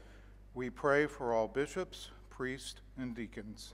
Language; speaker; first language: English; native; English